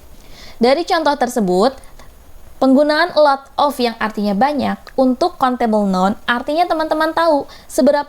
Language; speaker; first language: Indonesian; native; Indonesian